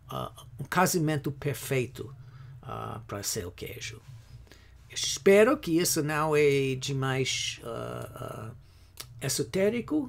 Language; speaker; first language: Portuguese; non-native, fluent; English